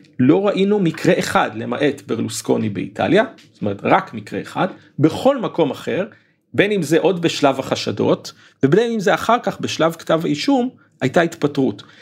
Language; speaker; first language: Hebrew; native; Hebrew